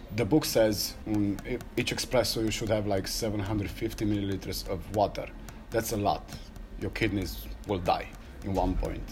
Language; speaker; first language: English; non-native, learner; Romanian